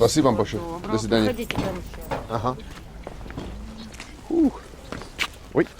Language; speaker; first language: Russian; non-native, learner; English